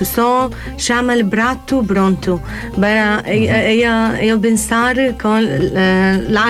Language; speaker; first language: Portuguese; non-native, learner; Arabic